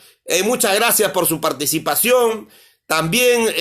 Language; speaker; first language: Spanish; native; Spanish